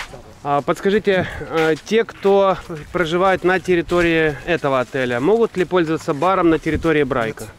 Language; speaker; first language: Russian; native; Russian